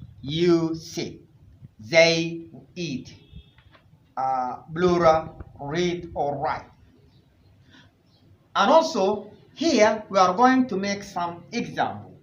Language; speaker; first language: English; non-native, fluent; Arabic